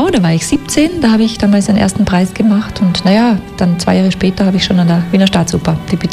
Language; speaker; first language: German; native; German